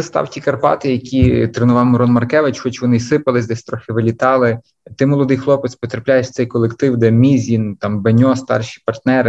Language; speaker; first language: Ukrainian; native; Ukrainian